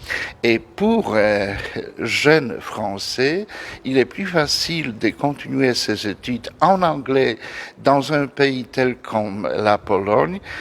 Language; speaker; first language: French; non-native, fluent; Polish